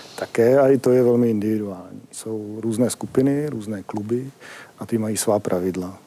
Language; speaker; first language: Czech; native; Czech